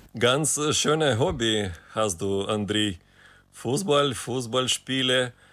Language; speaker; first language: German; non-native, fluent; Ukrainian